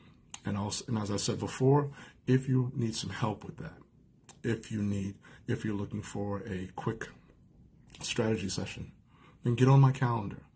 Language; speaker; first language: English; native; English